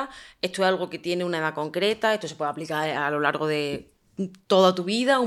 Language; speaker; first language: Spanish; native; Spanish